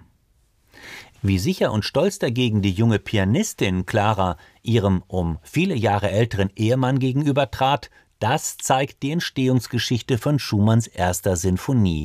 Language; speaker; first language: German; native; German